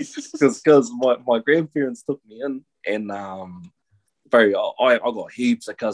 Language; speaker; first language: English; native; English